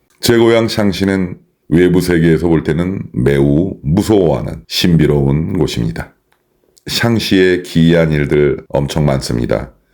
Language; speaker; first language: Korean; non-native, fluent; Chinese